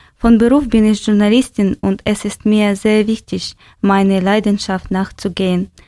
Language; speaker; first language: German; non-native, learner; Ukrainian